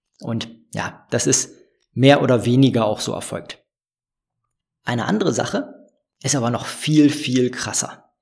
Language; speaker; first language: German; native; German